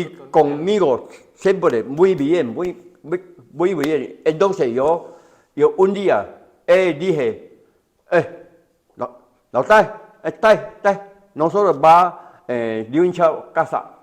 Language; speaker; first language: Spanish; non-native, learner; Chinese